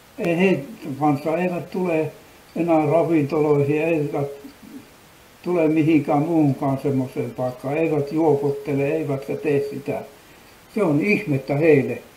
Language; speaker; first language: Finnish; native; Finnish